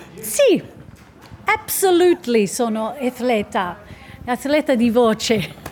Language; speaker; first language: Italian; early bilingual, heritage; Italian